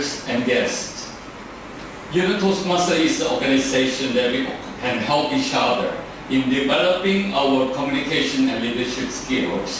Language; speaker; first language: English; non-native, learner; Thai